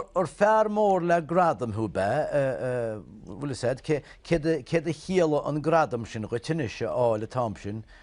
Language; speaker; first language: Irish; native; Irish